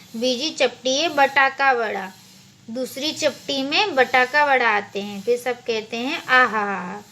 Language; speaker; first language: Hindi; non-native, local second language; Gujarati